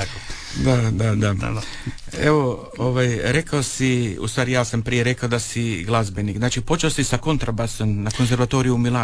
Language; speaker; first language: Serbian; native; Serbian